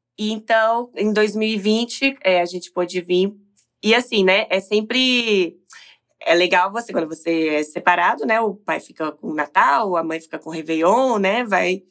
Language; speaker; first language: Portuguese; native; Portuguese